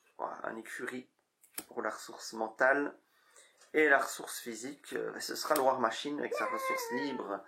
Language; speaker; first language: French; native; French